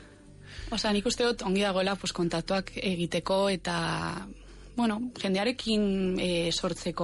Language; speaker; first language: Basque; non-native, local second language; Spanish